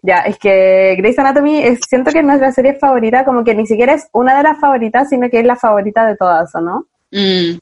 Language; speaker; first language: Spanish; native; Spanish